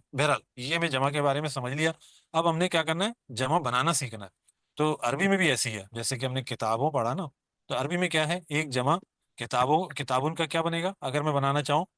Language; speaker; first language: Urdu; non-native, local second language; Baluchi